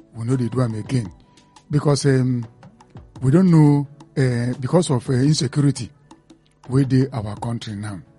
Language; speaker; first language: Nigerian Pidgin; non-native, local second language; Igbo